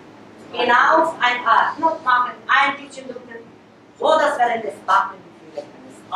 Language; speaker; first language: German; non-native, fluent; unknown